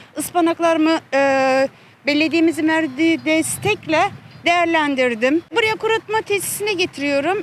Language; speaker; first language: Turkish; native; Turkish